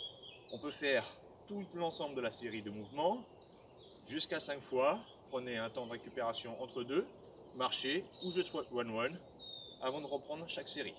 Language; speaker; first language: French; native; French